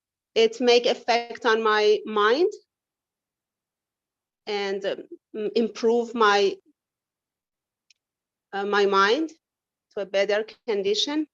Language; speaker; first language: English; non-native, learner; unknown